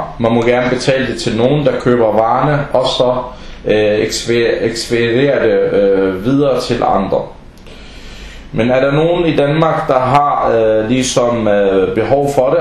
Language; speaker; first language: Danish; non-native, fluent; Arabic